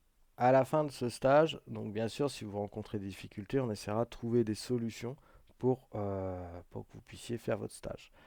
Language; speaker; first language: French; native; French